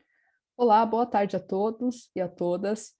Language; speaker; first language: Portuguese; native; Portuguese